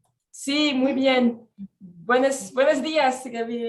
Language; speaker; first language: Spanish; non-native, fluent; French